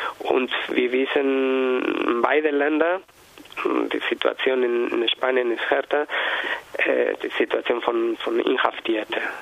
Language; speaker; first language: German; non-native, learner; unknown